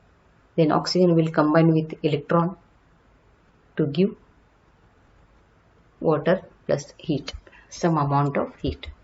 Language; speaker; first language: English; non-native, local second language; Marathi